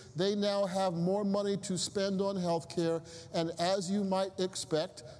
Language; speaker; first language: English; native; English